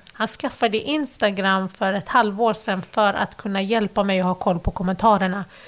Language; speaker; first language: Swedish; early bilingual, other home language; Arabic